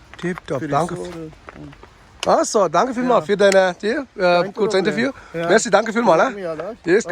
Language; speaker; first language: German; non-native, fluent; Tamil